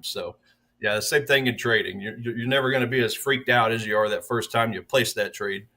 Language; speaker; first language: English; native; English